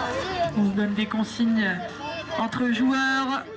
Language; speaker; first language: French; native; French